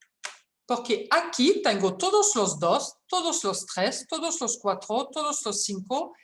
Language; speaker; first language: Spanish; non-native, fluent; French